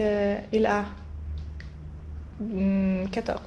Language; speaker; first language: French; non-native, learner; Swedish